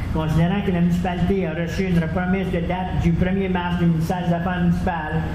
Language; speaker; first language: French; native; French